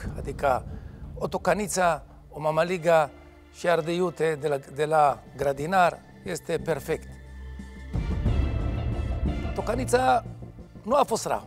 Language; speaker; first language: Romanian; non-native, fluent; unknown